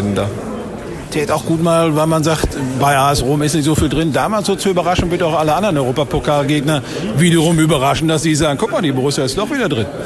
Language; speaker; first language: German; native; German